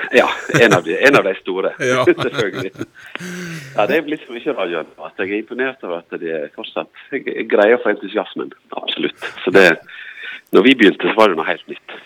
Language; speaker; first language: Norwegian; native; Norwegian